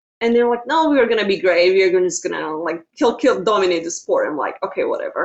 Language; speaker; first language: English; non-native, fluent; Slovak